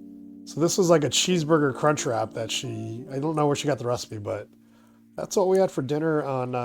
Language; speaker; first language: English; native; English